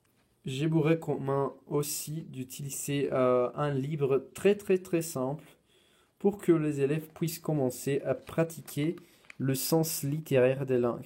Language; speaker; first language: French; non-native, fluent; Spanish